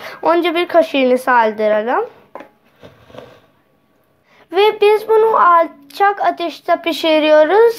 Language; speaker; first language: Turkish; non-native, learner; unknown